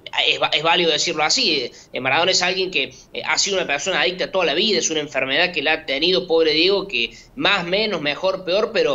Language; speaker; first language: Spanish; native; Spanish